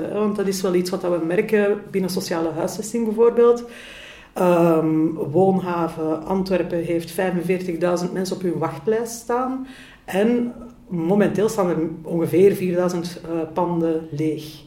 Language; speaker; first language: Dutch; native; Dutch